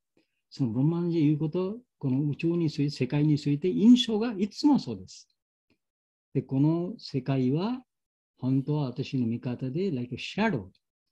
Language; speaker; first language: Japanese; non-native, learner; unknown